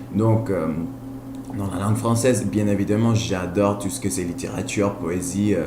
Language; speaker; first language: French; non-native, fluent; Spanish